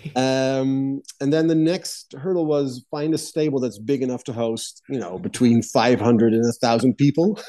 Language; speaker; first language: English; non-native, fluent; Dutch